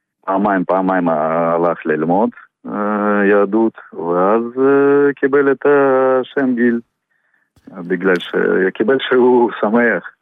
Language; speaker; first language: Hebrew; non-native, fluent; Russian